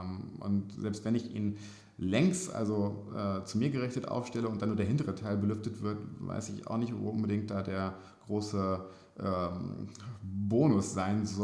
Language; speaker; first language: German; native; German